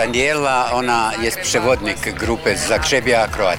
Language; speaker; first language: Polish; non-native, learner; Croatian